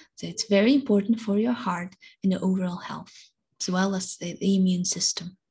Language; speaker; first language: English; non-native, fluent; Russian